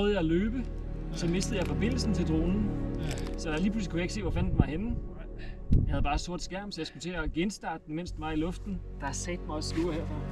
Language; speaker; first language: Danish; native; Danish